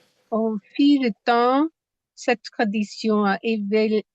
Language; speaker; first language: French; non-native, learner; English